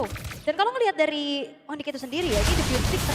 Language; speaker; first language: Indonesian; native; Indonesian